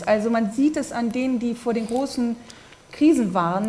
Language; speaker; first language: German; native; German